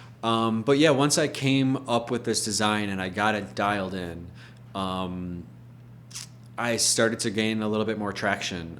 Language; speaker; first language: English; native; English